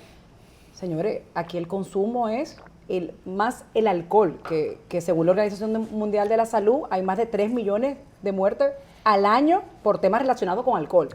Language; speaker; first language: Spanish; native; Spanish